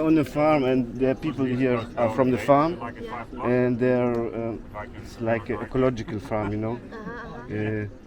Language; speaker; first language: English; non-native, fluent; German